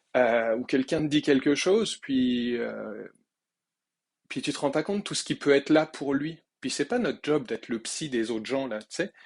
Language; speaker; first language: French; native; French